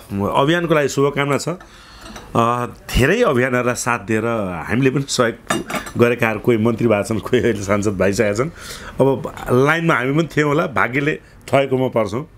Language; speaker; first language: Nepali; native; Nepali